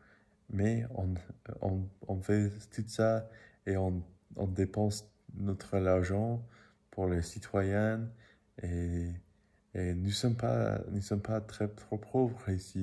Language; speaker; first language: French; non-native, learner; English